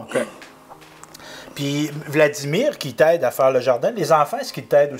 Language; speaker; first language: French; native; French